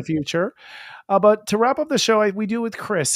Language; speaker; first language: English; native; English